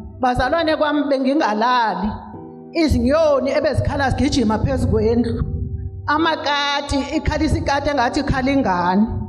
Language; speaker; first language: Zulu; native; Zulu